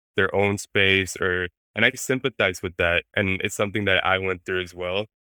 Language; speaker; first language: English; non-native, fluent; Spanish